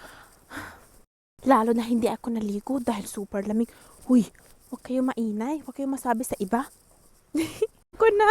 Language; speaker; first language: Filipino; non-native, learner; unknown